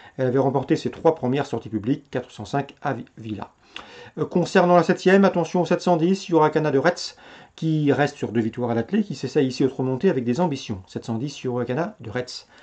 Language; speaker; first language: French; native; French